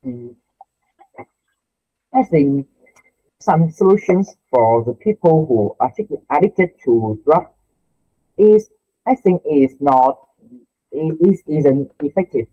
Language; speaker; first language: English; non-native, learner; Vietnamese